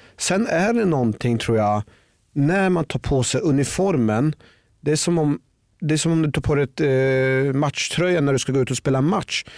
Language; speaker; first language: Swedish; early bilingual, other home language; Persian